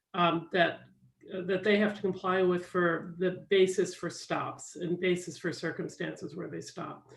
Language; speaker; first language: English; native; English